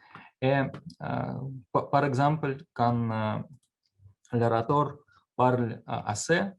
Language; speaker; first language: French; non-native, learner; Russian